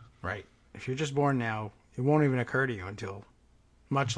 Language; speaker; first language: English; native; English